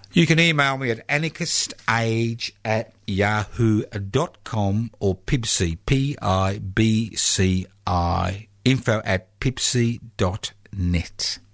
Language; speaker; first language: English; early bilingual, other home language; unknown